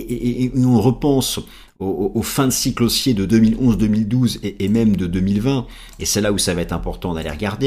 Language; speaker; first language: French; native; French